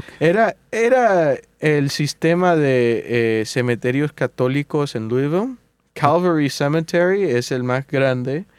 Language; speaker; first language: Spanish; early bilingual, heritage; Spanish